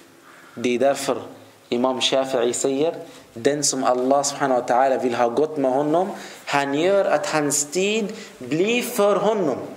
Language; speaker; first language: Swedish; non-native, fluent; Arabic